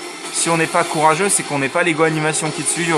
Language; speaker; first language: French; native; French